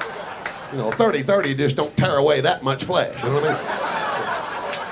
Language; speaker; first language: English; native; English